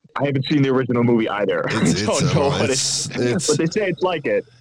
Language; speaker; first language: English; non-native, fluent; Dutch